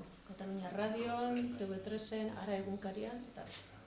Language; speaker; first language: Basque; native; Basque